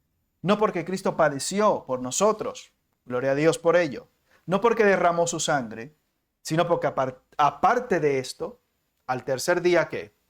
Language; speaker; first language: Spanish; native; Spanish